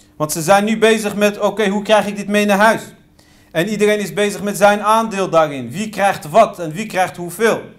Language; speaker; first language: Dutch; early bilingual, other home language; Riffian